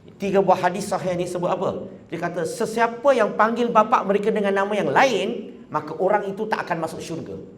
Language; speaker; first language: Malay; non-native, local second language; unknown